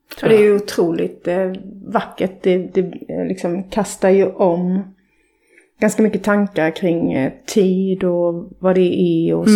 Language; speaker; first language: Swedish; native; Swedish